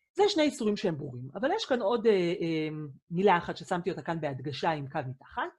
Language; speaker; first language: Hebrew; native; Hebrew